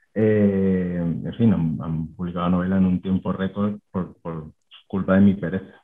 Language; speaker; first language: Spanish; native; Spanish